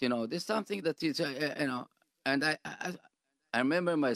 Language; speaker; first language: English; non-native, fluent; Hebrew